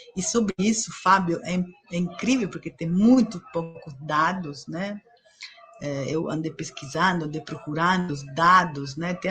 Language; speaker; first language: Portuguese; non-native, fluent; Italian